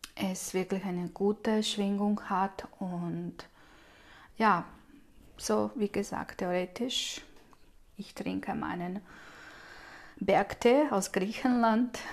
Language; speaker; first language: German; non-native, fluent; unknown